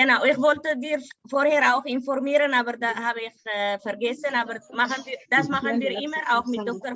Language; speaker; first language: German; non-native, fluent; Tigrinya